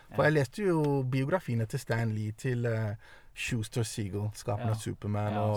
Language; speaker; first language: Norwegian; early bilingual, other home language; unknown